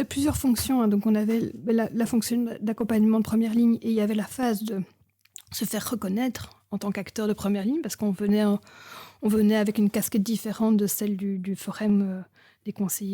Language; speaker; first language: French; native; French